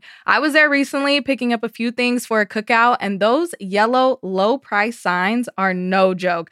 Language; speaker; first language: English; native; English